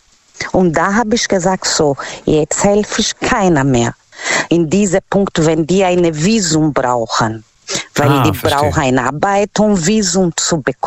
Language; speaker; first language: German; non-native, learner; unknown